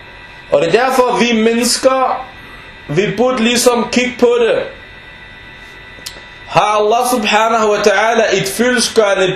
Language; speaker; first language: Danish; non-native, fluent; Arabic